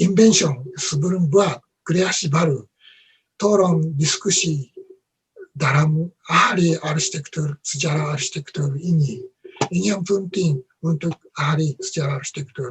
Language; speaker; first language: Indonesian; non-native, learner; Japanese